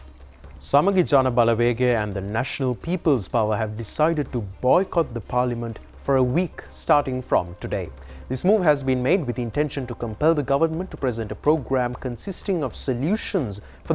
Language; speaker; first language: English; non-native, local second language; Sinhala